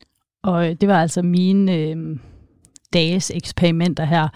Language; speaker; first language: Danish; native; Danish